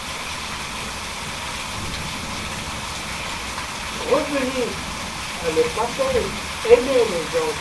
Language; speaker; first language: French; non-native, local second language; Arabic